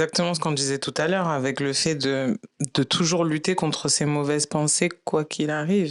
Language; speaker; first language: French; native; French